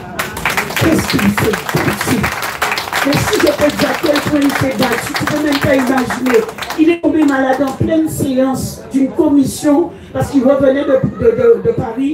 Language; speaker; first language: French; native; French